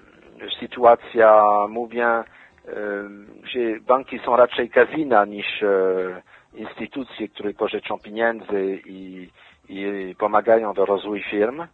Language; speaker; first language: Polish; non-native, fluent; French